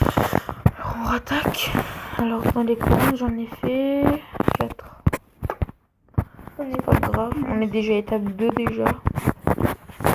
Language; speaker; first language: French; native; French